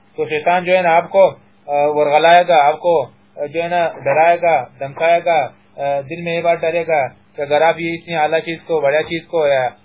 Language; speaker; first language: Urdu; non-native, local second language; Pashto